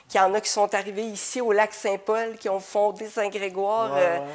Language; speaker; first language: French; native; French